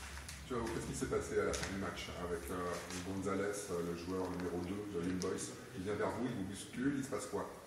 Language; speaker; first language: French; native; French